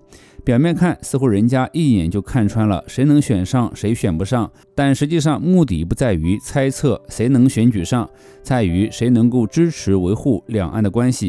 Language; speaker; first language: Chinese; native; Chinese